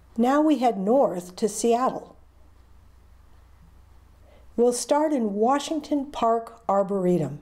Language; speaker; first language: English; native; English